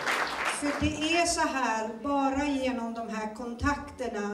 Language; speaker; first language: Swedish; early bilingual, other home language; Turoyo